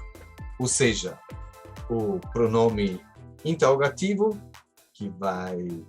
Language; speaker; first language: Portuguese; non-native, fluent; German